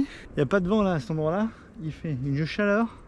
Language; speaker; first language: French; native; French